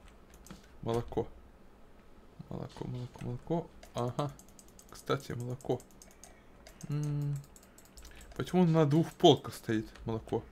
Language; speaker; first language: Russian; native; Russian